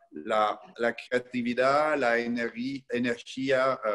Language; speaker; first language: Spanish; non-native, fluent; French